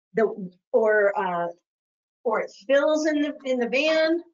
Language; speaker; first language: English; native; English